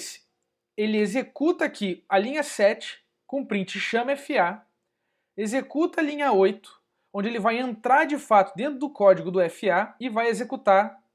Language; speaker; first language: Portuguese; native; Portuguese